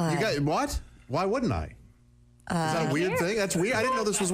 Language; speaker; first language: English; native; English